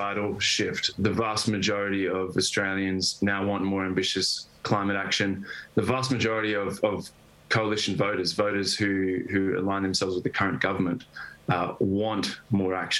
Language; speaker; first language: English; native; English